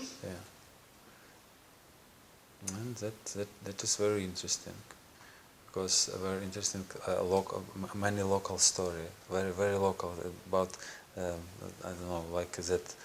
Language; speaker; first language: English; non-native, learner; Ukrainian